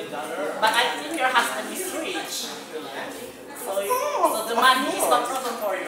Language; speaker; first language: English; non-native, learner; Indonesian